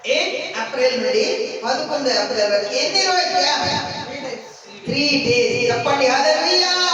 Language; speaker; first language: Telugu; non-native, learner; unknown